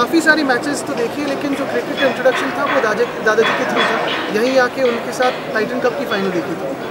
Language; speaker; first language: Hindi; non-native, local second language; Marathi